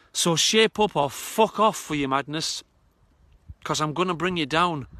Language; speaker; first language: English; native; English